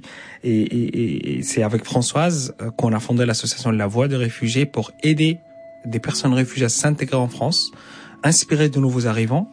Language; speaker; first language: French; non-native, fluent; Arabic